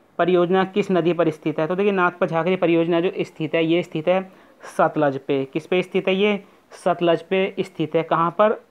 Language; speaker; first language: Hindi; native; Hindi